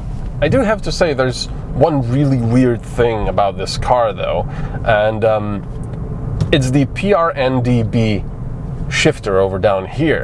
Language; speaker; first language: English; non-native, fluent; Slovenian